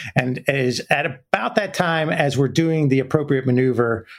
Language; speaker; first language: English; native; English